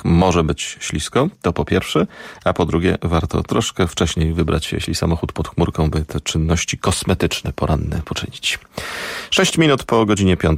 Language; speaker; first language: Polish; native; Polish